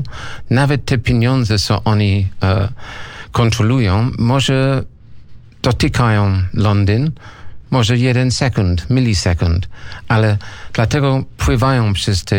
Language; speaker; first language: Polish; non-native, fluent; English